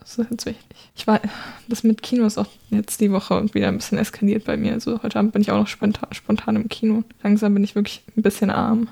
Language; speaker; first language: German; native; German